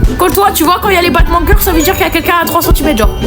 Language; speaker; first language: French; native; French